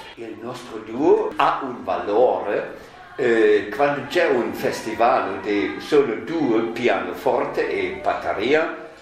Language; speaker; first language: Italian; non-native, learner; German